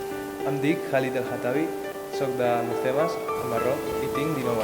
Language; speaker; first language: Catalan; early bilingual, other home language; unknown